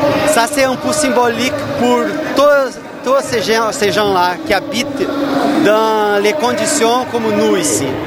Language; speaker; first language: French; non-native, fluent; Portuguese